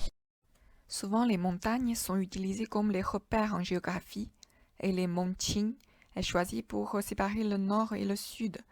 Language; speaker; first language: French; non-native, fluent; Chinese